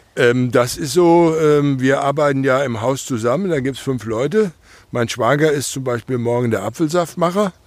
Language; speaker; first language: German; native; German